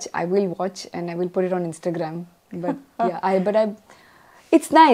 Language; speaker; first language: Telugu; non-native, local second language; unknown